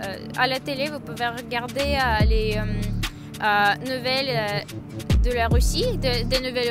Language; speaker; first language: French; non-native, fluent; Ukrainian